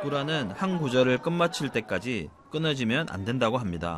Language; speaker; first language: Korean; native; Korean